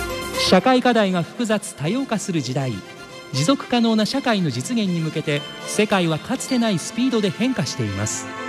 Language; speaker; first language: Japanese; native; Japanese